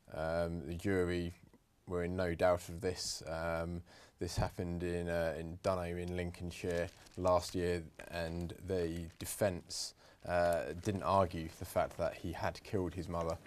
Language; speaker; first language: English; native; English